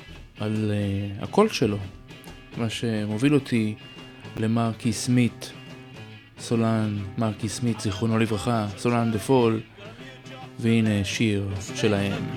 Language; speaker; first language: Hebrew; native; Hebrew